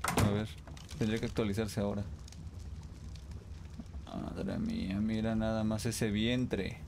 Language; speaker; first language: Spanish; native; Spanish